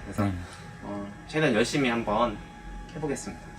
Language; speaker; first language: Korean; native; Korean